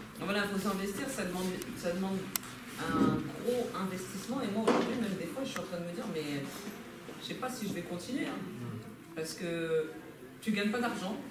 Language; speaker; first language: French; native; French